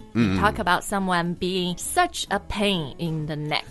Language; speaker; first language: English; non-native, fluent; Chinese